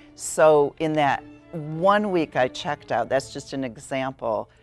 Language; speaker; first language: English; native; English